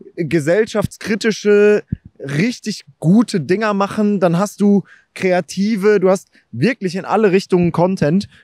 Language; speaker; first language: German; native; German